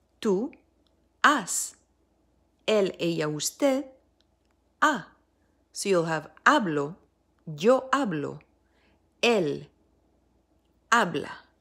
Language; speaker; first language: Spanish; non-native, fluent; French